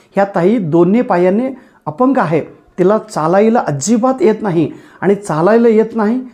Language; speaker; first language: Marathi; non-native, local second language; Kannada